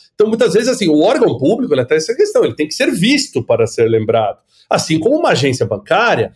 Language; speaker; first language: Portuguese; native; Portuguese